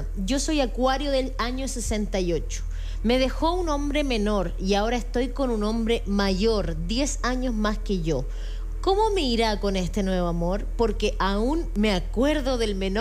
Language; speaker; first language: Spanish; native; Spanish